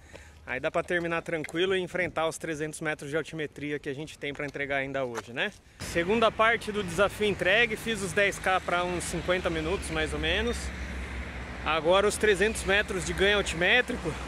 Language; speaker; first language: Portuguese; native; Portuguese